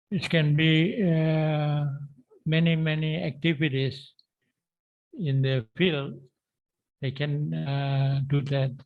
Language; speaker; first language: English; non-native, learner; Indonesian